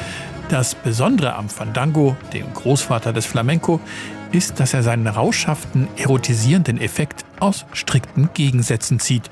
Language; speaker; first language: German; native; German